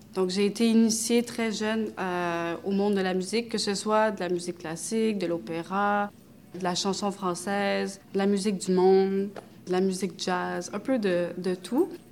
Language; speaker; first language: French; early bilingual, other home language; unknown